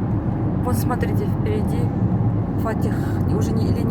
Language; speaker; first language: Russian; non-native, local second language; Kyrgyz